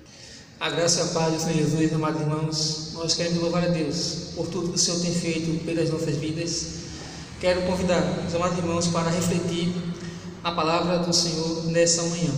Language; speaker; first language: Portuguese; native; Portuguese